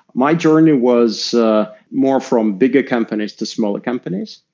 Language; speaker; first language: English; non-native, fluent; Russian